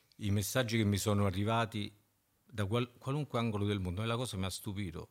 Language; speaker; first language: Italian; native; Italian